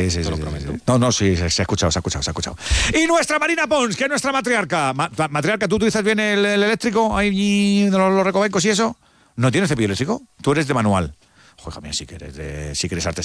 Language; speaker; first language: Spanish; native; Spanish